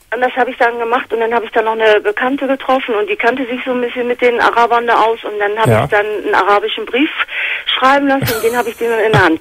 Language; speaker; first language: German; native; German